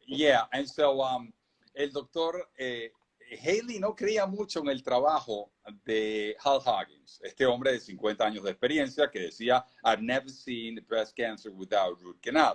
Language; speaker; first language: Spanish; native; Spanish